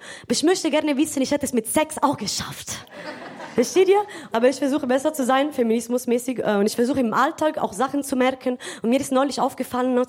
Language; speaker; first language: German; non-native, fluent; Italian